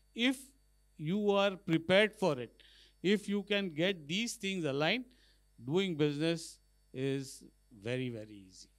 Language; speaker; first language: English; non-native, local second language; Marathi